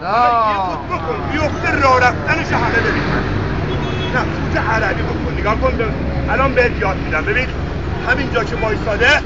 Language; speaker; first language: Persian; native; Persian